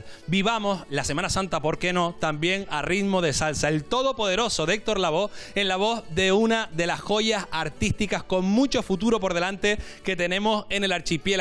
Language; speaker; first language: Spanish; native; Spanish